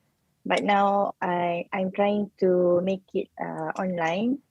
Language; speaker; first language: English; non-native, learner; Malay